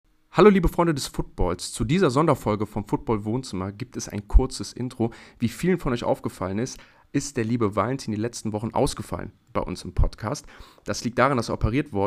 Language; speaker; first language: German; native; German